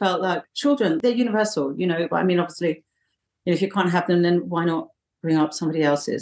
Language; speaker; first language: English; native; English